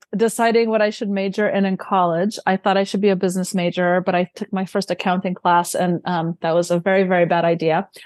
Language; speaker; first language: English; early bilingual, other home language; Romanian